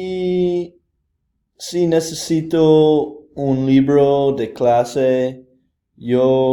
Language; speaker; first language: Spanish; non-native, learner; English